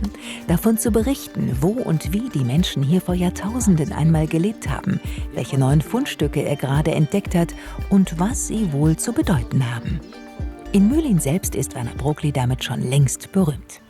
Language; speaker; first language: German; native; German